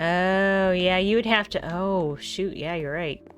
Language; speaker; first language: English; native; English